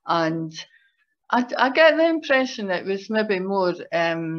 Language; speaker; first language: English; native; English